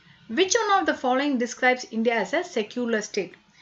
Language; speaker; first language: English; non-native, local second language; Tamil